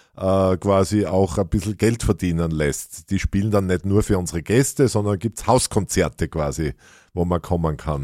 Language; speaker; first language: German; native; German